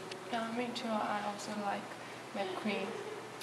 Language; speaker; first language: English; non-native, learner; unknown